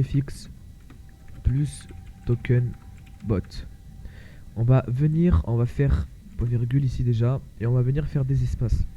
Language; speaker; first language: French; native; French